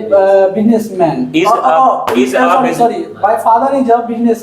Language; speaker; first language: English; non-native, learner; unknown